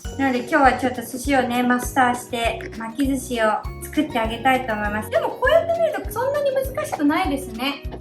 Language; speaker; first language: Japanese; native; Japanese